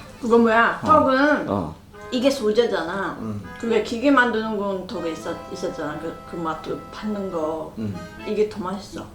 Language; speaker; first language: Korean; non-native, learner; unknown